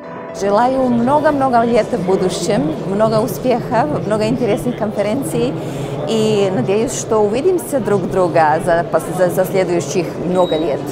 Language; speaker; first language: Russian; non-native, learner; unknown